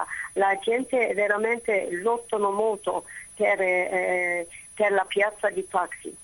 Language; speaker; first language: Italian; non-native, fluent; Turkish